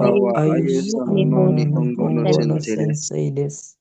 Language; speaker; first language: Japanese; non-native, learner; Indonesian